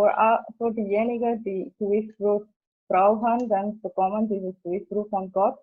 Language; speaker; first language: German; non-native, fluent; Indonesian